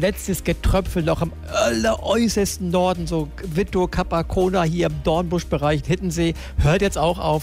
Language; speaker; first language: German; native; German